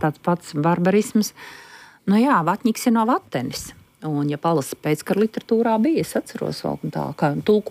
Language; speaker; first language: Latvian; native; Latvian